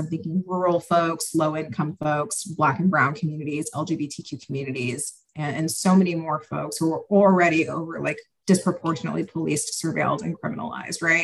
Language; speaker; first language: English; native; English